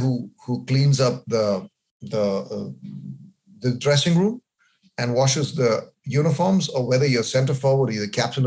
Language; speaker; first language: English; non-native, local second language; Malayalam